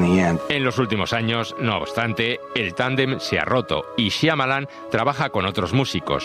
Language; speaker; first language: Spanish; native; Spanish